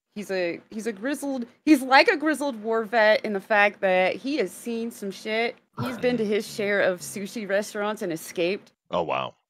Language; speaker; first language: English; native; English